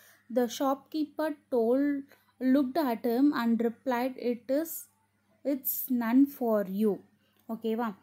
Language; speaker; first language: English; non-native, local second language; Tamil